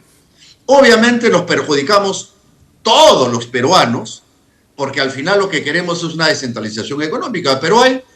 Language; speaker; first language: Spanish; native; Spanish